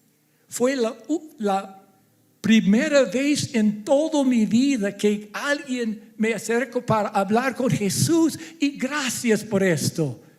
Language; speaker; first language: Spanish; non-native, fluent; English